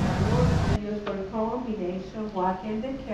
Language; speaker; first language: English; non-native, learner; Spanish